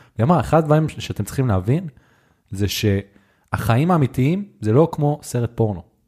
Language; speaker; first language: Hebrew; native; Hebrew